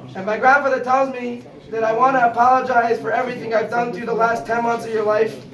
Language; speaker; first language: English; native; English